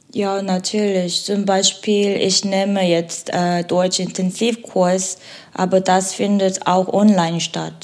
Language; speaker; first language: German; non-native, learner; Korean